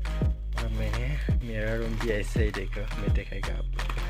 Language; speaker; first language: Hindi; non-native, local second language; Bodo